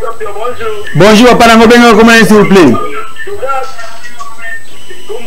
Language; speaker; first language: French; non-native, local second language; Lingala